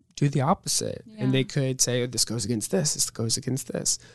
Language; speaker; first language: English; native; English